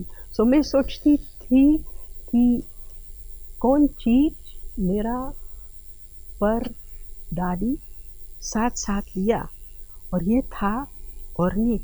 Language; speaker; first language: Hindi; early bilingual, heritage; Dutch